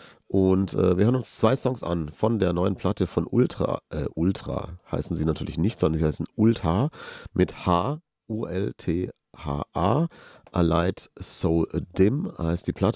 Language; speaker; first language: German; native; German